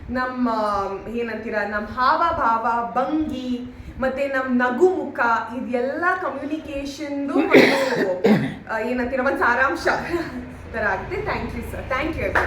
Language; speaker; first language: Kannada; non-native, learner; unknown